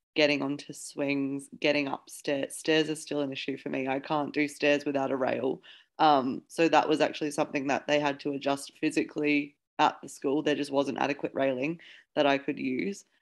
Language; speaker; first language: English; native; English